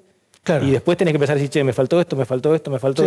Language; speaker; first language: Spanish; native; Spanish